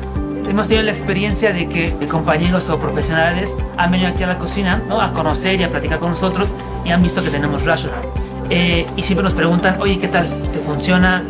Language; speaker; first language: Spanish; native; Spanish